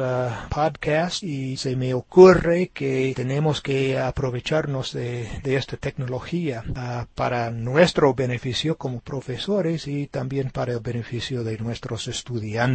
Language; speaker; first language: Spanish; non-native, fluent; English